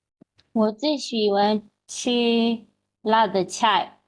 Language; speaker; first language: Chinese; non-native, learner; Burmese